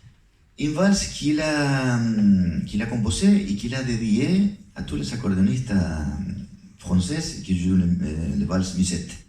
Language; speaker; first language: French; non-native, fluent; Spanish